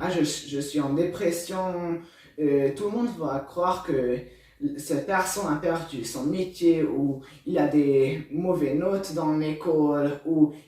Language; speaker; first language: French; non-native, learner; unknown